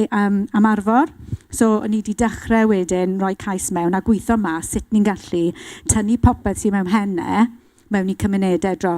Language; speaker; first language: Welsh; non-native, local second language; English